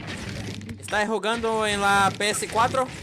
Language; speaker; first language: Spanish; non-native, learner; Portuguese